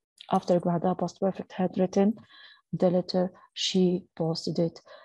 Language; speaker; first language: English; non-native, fluent; Arabic